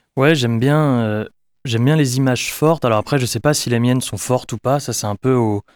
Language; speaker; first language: French; native; French